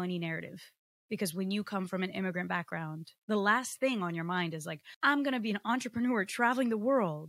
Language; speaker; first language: English; early bilingual, other home language; Portuguese